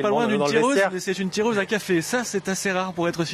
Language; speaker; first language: French; native; French